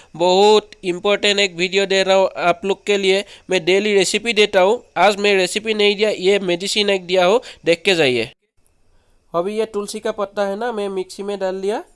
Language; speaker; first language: Hindi; non-native, local second language; Assamese